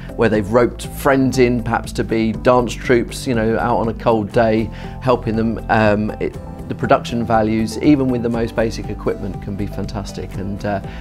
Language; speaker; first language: English; native; English